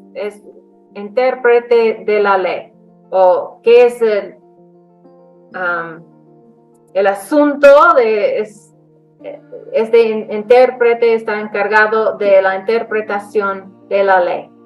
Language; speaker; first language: Spanish; non-native, fluent; English